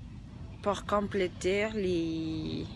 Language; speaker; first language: French; non-native, learner; Spanish